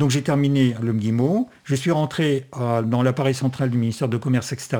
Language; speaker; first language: French; non-native, fluent; Russian